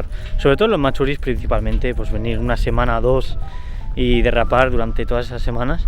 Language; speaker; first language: Spanish; native; Spanish